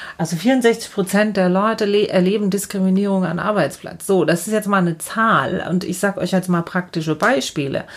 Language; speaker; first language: German; native; German